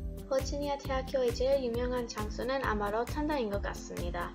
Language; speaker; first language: Korean; non-native, learner; English